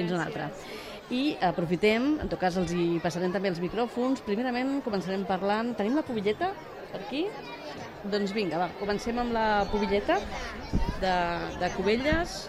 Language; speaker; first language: Catalan; native; Catalan